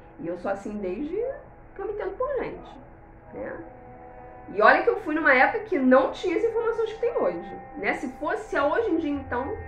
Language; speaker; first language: Portuguese; native; Portuguese